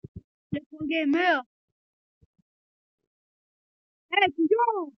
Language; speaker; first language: French; non-native, local second language; Morisyen